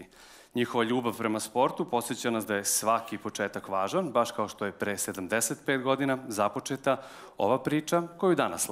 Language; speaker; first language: Serbian; native; Serbian